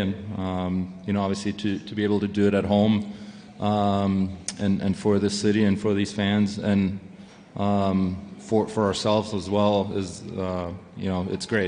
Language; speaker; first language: English; non-native, fluent; German